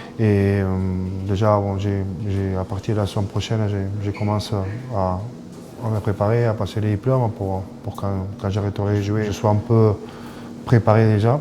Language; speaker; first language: French; non-native, fluent; Spanish